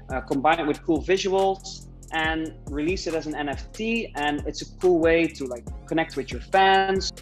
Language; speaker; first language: English; non-native, fluent; Dutch